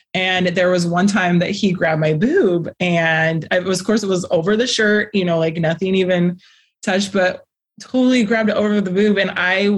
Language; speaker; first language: English; native; English